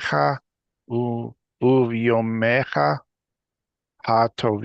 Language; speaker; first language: Hebrew; non-native, learner; English